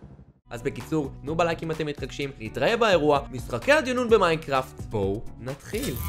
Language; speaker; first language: Hebrew; native; Hebrew